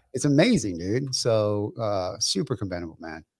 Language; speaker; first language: English; early bilingual, other home language; Vietnamese